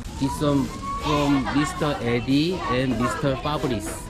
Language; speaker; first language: English; non-native, learner; Korean